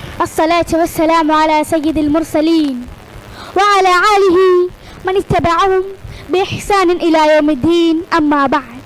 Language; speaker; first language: Arabic; non-native, learner; Malayalam